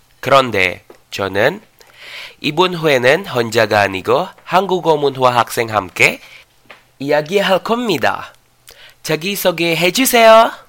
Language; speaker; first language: Korean; non-native, learner; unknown